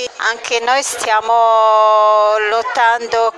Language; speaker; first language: Italian; non-native, fluent; Arabic